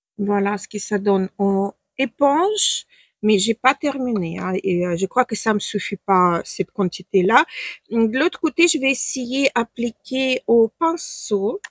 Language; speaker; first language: French; non-native, fluent; Ukrainian